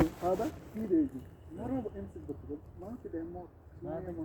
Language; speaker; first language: Arabic; non-native, learner; Urdu